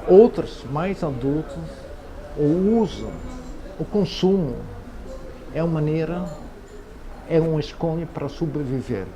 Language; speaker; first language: Portuguese; non-native, fluent; Dutch